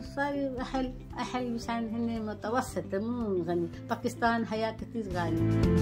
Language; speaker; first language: Arabic; non-native, learner; Urdu